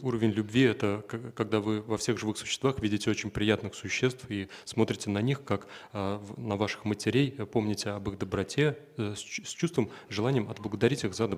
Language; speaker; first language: Russian; native; Russian